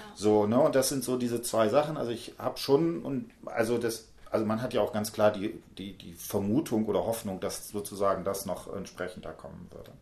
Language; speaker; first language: German; native; German